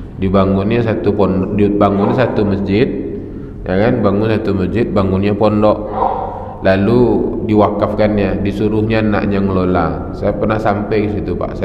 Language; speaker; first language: Malay; native; Malay